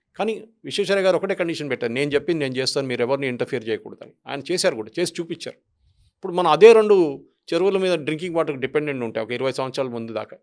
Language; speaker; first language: Telugu; non-native, fluent; Malayalam